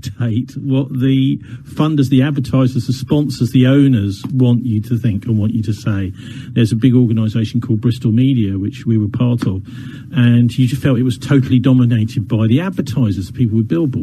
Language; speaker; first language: English; native; English